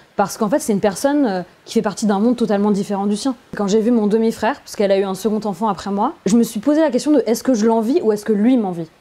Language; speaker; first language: French; native; French